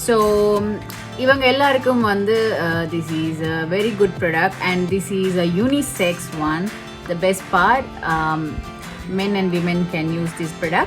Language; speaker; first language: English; non-native, local second language; Tamil